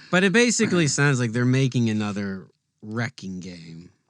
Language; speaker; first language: English; native; English